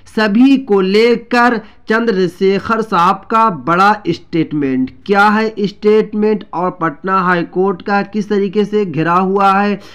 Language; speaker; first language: Hindi; native; Hindi